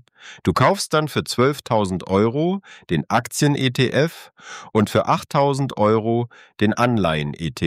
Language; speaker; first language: German; native; German